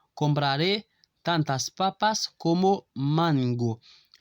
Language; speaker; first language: Spanish; non-native, learner; Haitian Creole